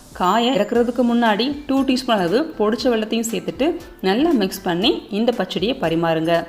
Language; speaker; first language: Tamil; native; Tamil